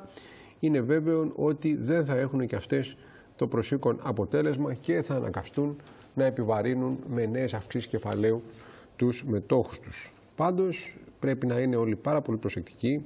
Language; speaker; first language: Greek; native; Greek